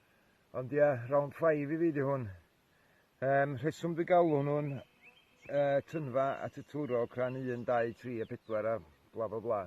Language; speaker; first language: Welsh; native; Welsh